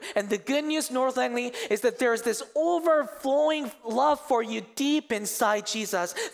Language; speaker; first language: English; early bilingual, other home language; Korean